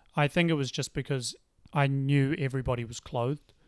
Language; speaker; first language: English; native; English